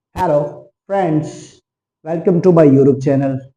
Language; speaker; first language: English; non-native, local second language; Gujarati